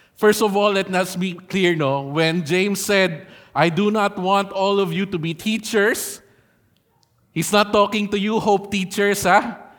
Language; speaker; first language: English; non-native, local second language; Filipino